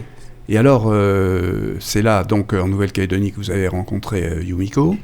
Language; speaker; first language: French; native; French